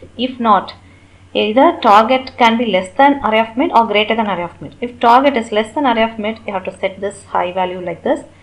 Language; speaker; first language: English; non-native, local second language; Tamil